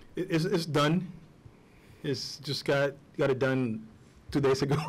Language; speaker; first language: English; non-native, fluent; Spanish